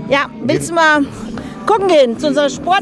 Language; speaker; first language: German; native; German